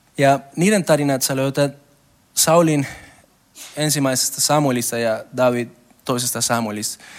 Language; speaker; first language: Finnish; non-native, learner; Spanish